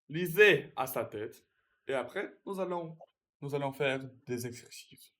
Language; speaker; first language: French; non-native, learner; Russian